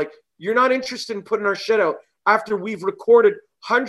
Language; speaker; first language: English; native; English